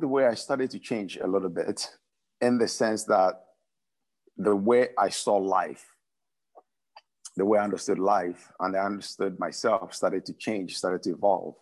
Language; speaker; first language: English; non-native, local second language; Igbo